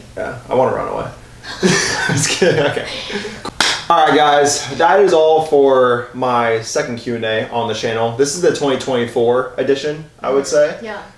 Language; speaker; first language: English; native; English